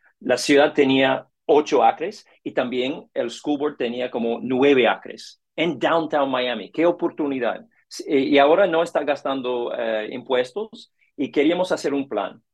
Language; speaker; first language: Spanish; non-native, learner; English